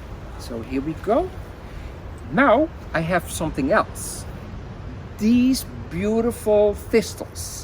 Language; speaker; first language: English; non-native, fluent; Dutch